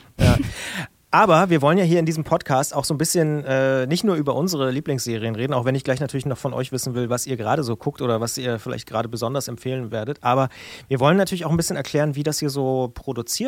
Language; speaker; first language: German; native; German